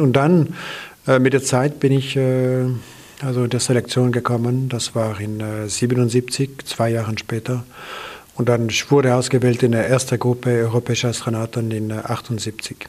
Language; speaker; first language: German; non-native, local second language; French